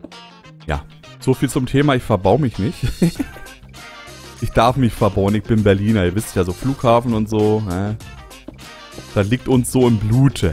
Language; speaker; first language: German; native; German